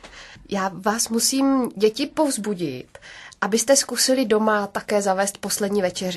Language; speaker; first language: Czech; native; Czech